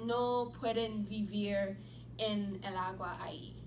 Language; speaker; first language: Spanish; non-native, learner; English